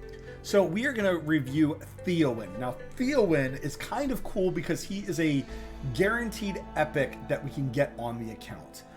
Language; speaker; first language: English; native; English